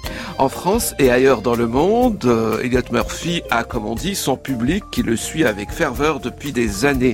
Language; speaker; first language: French; native; French